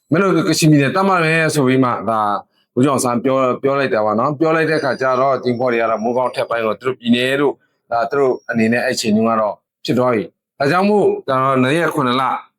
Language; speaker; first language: Burmese; non-native, local second language; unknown